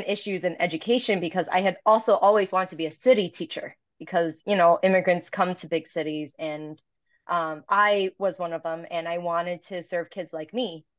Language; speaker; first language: English; early bilingual, other home language; Cantonese